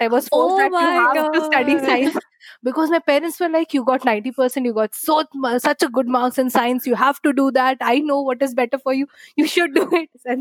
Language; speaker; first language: English; non-native, local second language; Bangla